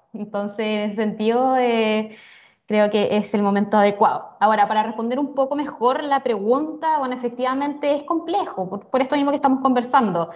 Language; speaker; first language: Spanish; native; Spanish